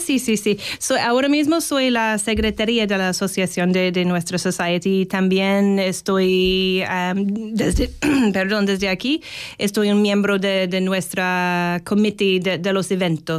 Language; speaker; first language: Spanish; non-native, fluent; English